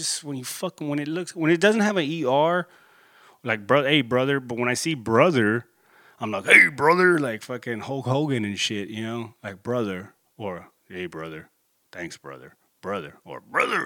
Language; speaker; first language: English; native; English